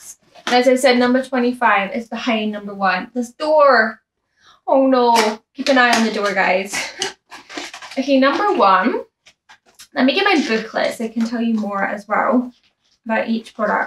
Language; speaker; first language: English; native; English